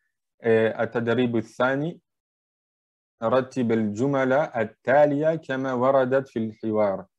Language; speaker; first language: Arabic; non-native, fluent; French